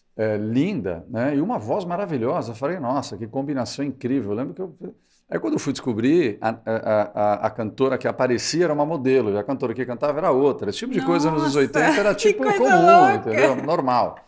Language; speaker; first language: Portuguese; early bilingual, other home language; Spanish